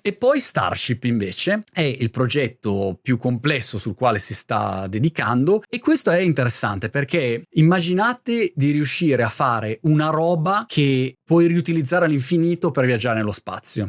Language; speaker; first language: Italian; native; Italian